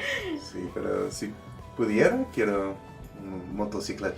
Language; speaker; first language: Spanish; non-native, learner; English